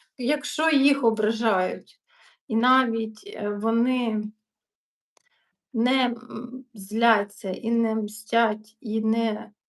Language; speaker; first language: Ukrainian; non-native, local second language; Russian